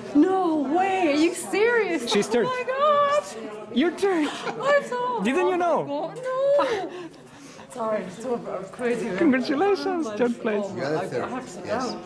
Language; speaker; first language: English; non-native, fluent; Bulgarian